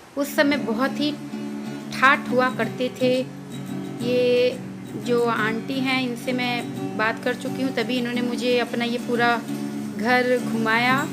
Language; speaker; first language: Hindi; non-native, local second language; Bangla